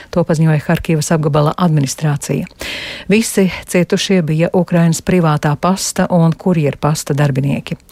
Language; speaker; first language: Latvian; native; Latvian